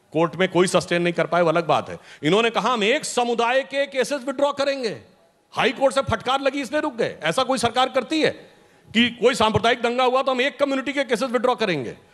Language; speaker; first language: Hindi; native; Hindi